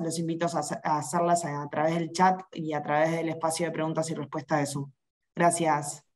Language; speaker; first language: Spanish; native; Spanish